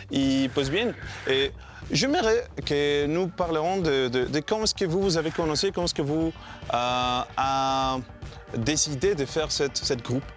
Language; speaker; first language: French; non-native, learner; Spanish